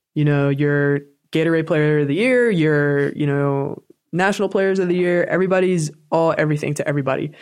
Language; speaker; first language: English; native; English